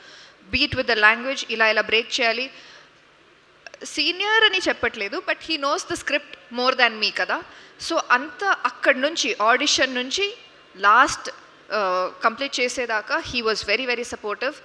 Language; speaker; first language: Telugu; non-native, local second language; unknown